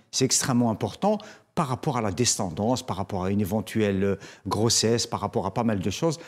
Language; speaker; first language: French; non-native, local second language; Arabic